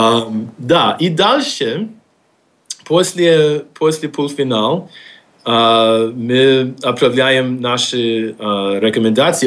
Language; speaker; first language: Russian; non-native, fluent; English